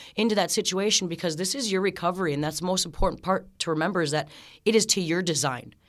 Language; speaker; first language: English; native; English